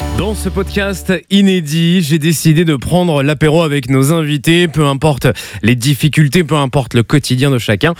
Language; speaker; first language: French; native; French